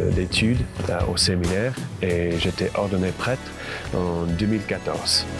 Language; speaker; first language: French; non-native, fluent; English